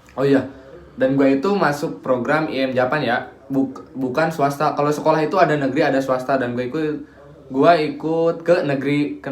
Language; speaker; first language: Indonesian; native; Indonesian